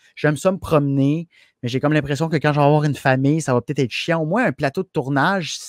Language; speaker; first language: French; native; French